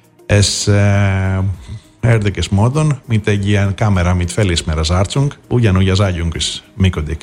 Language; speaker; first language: Hungarian; non-native, fluent; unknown